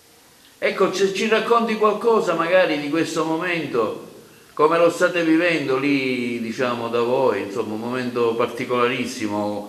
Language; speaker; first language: Italian; native; Italian